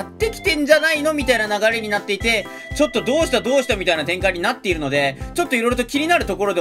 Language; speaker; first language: Japanese; native; Japanese